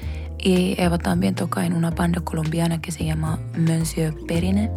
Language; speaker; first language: Spanish; non-native, fluent; Finnish